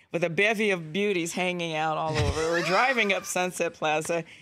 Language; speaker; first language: English; native; English